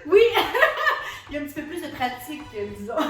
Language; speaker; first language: French; native; French